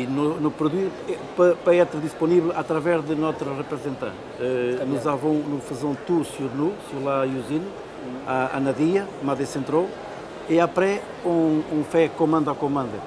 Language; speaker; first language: French; non-native, fluent; Portuguese